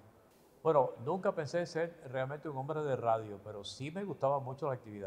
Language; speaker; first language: Spanish; native; Spanish